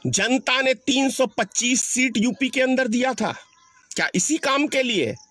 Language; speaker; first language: Hindi; native; Hindi